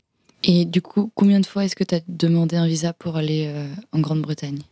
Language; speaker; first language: French; native; French